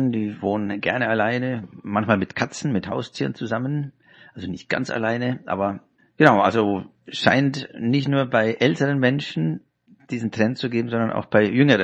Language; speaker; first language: German; native; German